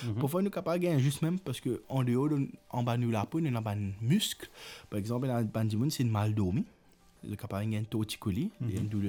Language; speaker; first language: French; non-native, local second language; Morisyen